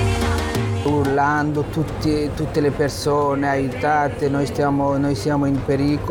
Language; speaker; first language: Italian; non-native, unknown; Bangla